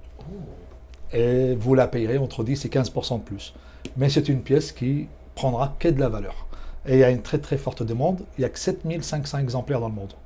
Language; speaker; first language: French; non-native, fluent; Arabic